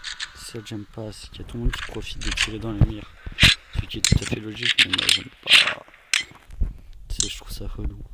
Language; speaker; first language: French; native; French